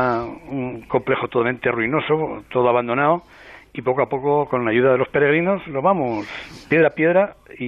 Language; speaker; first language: Spanish; native; Spanish